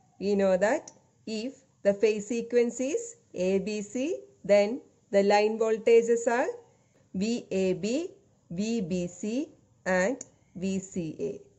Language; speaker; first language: English; non-native, local second language; Malayalam